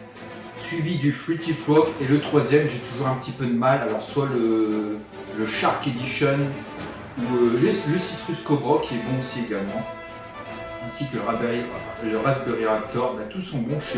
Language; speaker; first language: French; native; French